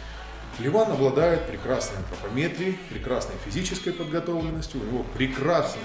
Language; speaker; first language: Russian; native; Russian